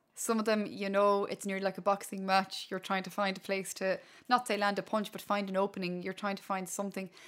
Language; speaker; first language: English; non-native, local second language; Irish